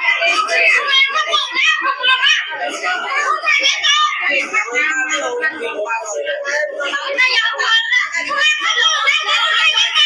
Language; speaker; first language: Thai; non-native, fluent; Khmer